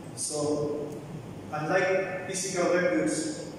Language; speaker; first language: English; non-native, local second language; Filipino